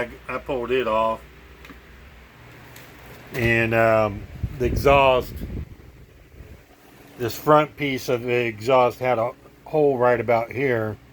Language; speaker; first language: English; native; English